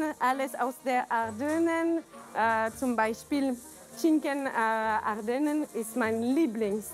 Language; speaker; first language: German; non-native, learner; French